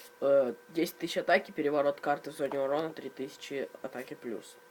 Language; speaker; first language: Russian; native; Russian